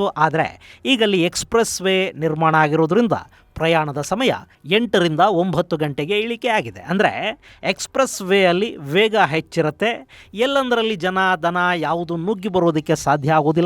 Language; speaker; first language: Kannada; native; Kannada